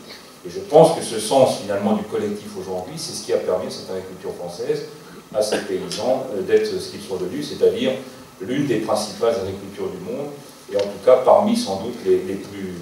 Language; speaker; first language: French; native; French